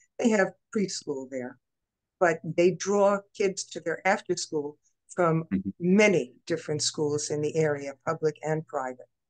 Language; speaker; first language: English; native; English